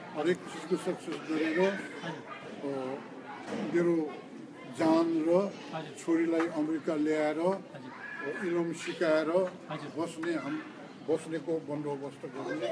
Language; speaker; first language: Nepali; non-native, local second language; Newari